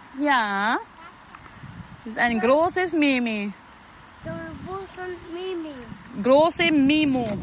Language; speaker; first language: German; non-native, learner; Filipino